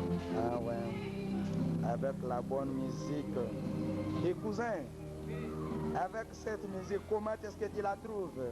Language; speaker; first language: French; non-native, local second language; Swahili